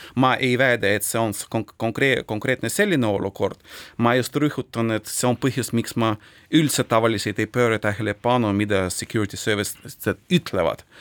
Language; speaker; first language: Estonian; non-native, local second language; Russian